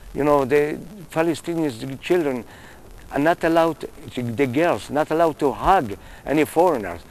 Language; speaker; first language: English; non-native, fluent; Hebrew